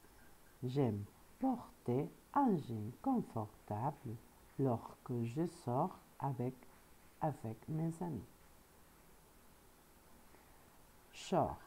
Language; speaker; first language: French; non-native, fluent; Spanish